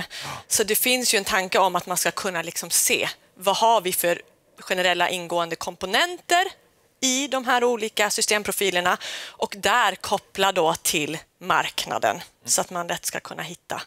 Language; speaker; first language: Swedish; native; Swedish